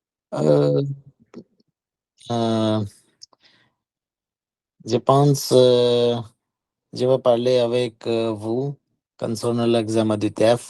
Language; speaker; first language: French; non-native, learner; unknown